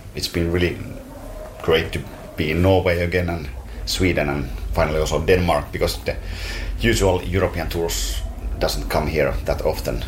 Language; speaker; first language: English; non-native, fluent; Finnish